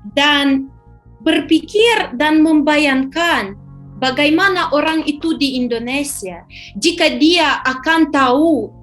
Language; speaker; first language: Indonesian; non-native, fluent; Ukrainian